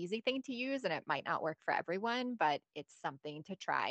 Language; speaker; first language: English; non-native, fluent; Bosnian